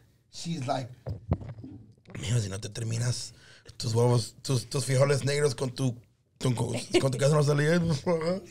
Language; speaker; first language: Spanish; early bilingual, heritage; Spanish